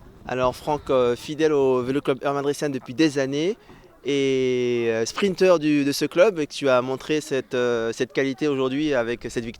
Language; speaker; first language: French; native; French